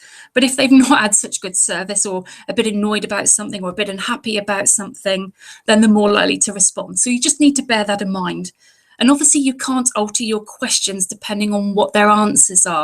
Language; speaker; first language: English; native; English